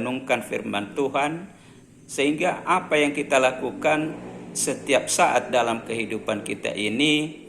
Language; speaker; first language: Indonesian; native; Indonesian